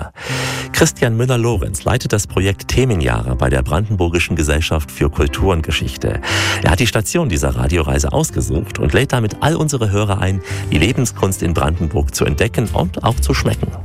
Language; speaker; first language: German; native; German